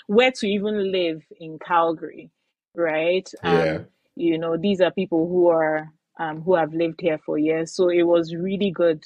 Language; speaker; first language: English; non-native, local second language; Igbo